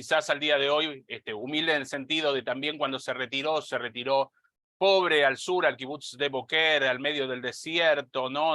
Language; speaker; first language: Spanish; native; Spanish